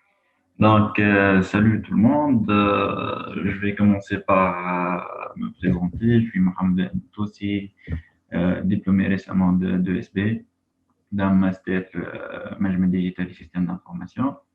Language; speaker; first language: French; non-native, local second language; Arabic